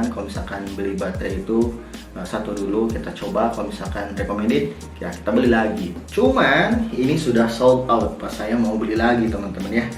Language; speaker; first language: Indonesian; native; Indonesian